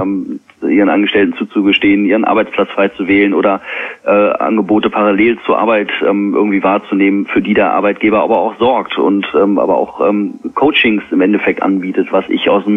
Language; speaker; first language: German; native; German